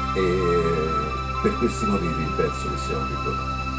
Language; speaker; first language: Italian; native; Italian